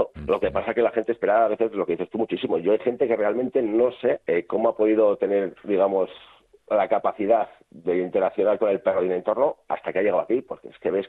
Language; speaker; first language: Spanish; native; Spanish